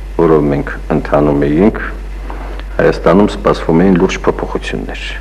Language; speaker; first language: Armenian; native; Armenian